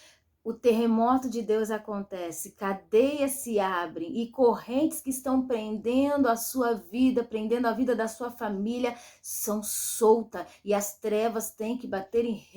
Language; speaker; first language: Portuguese; native; Portuguese